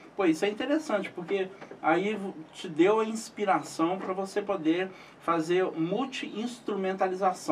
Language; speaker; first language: Portuguese; native; Portuguese